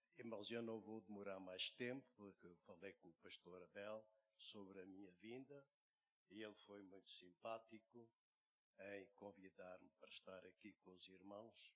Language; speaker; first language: Portuguese; native; Portuguese